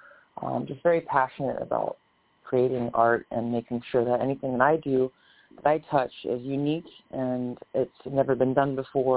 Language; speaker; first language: English; native; English